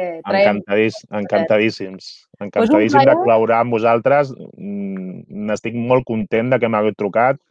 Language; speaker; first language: Catalan; native; Catalan